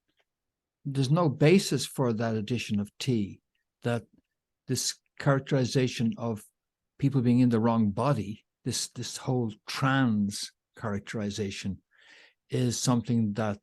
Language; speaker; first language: English; native; English